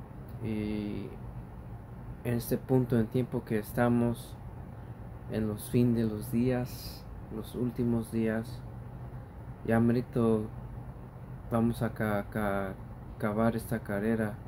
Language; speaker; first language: Spanish; early bilingual, heritage; Spanish